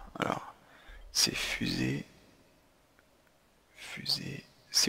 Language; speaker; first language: French; native; French